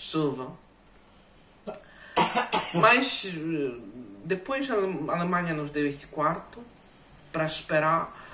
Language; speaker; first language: Portuguese; non-native, fluent; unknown